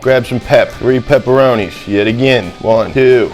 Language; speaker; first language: English; native; English